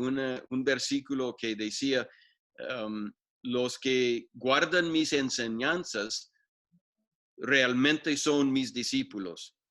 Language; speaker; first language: Spanish; non-native, fluent; English